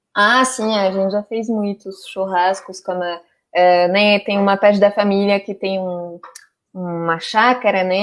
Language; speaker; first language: Portuguese; non-native, fluent; French